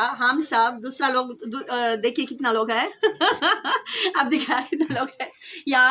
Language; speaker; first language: Hindi; non-native, learner; French